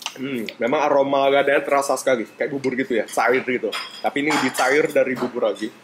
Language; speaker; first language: Indonesian; native; Indonesian